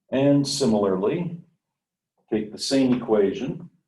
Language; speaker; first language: English; native; English